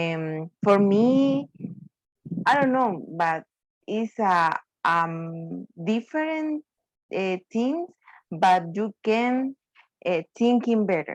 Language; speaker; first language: English; non-native, learner; Spanish